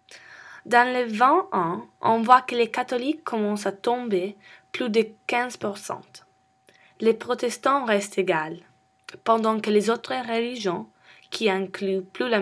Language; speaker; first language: French; non-native, learner; English